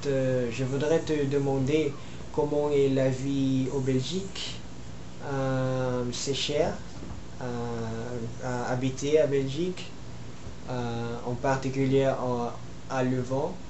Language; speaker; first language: French; non-native, learner; Filipino